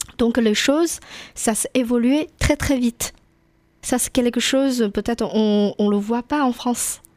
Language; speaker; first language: French; non-native, fluent; Chinese